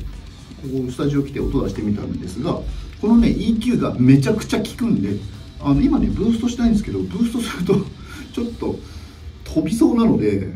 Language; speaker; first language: Japanese; native; Japanese